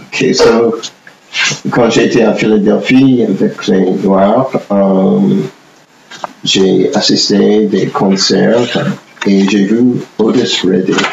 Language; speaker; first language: French; non-native, fluent; English